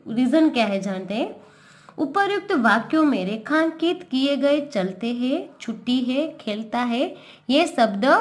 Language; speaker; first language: Hindi; non-native, local second language; Gujarati